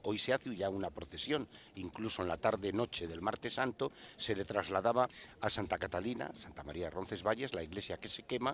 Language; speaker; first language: Spanish; native; Spanish